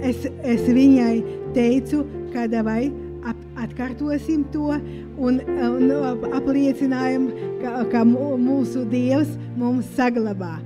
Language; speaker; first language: Latvian; non-native, local second language; Russian